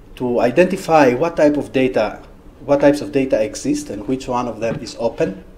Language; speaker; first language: English; non-native, fluent; Greek